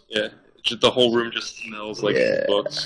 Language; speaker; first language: English; native; English